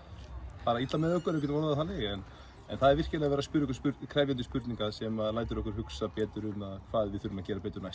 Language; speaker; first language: Icelandic; non-native, fluent; Lithuanian